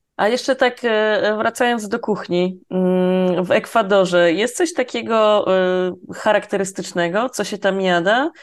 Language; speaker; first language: Polish; native; Polish